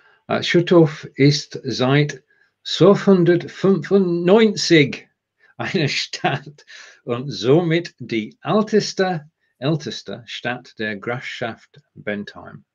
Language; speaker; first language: German; non-native, learner; English